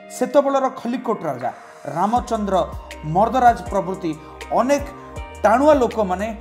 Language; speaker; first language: Hindi; non-native, local second language; Odia